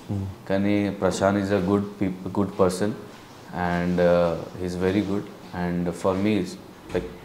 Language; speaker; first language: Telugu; non-native, learner; Hindi